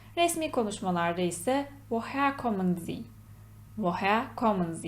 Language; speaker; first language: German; non-native, fluent; Turkish